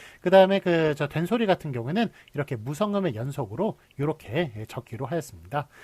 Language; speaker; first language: Korean; native; Korean